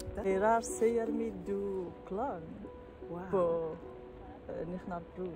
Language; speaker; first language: Swedish; non-native, learner; Hazaragi